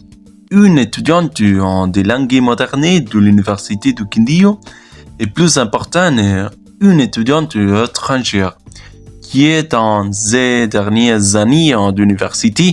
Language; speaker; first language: French; non-native, learner; Spanish